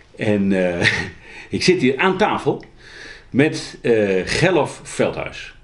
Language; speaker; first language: Dutch; native; Dutch